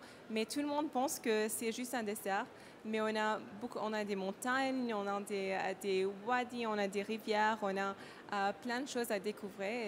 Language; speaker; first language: French; non-native, learner; Arabic